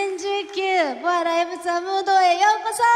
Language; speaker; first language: Japanese; non-native, fluent; Korean